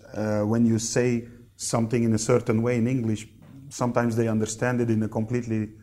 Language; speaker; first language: English; non-native, fluent; Dutch